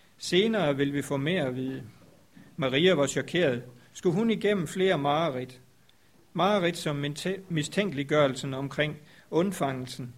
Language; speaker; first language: Danish; native; Danish